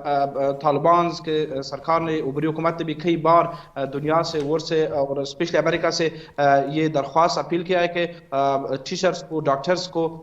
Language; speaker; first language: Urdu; non-native, fluent; Persian